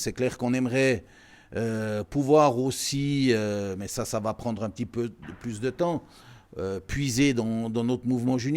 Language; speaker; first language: French; native; French